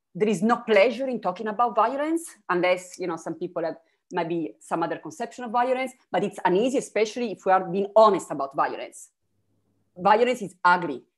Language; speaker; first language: English; non-native, fluent; Italian